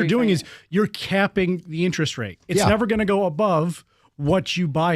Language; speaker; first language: English; native; English